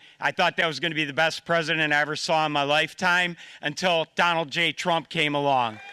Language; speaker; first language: English; native; English